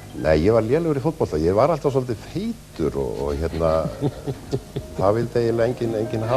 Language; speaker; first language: Icelandic; native; Icelandic